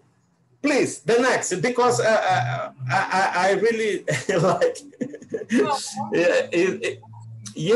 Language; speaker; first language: English; non-native, learner; Portuguese